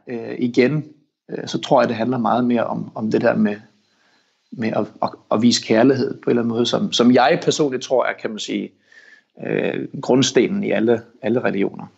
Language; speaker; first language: Danish; early bilingual, heritage; Danish